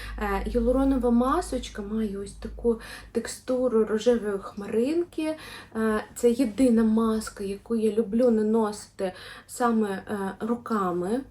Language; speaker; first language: Ukrainian; non-native, local second language; Russian